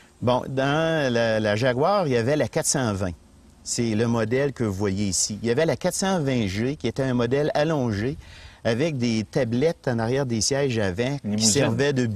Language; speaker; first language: French; native; French